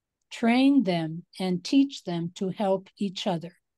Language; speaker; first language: English; native; English